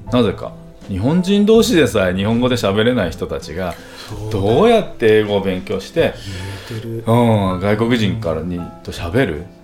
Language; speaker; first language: Japanese; native; Japanese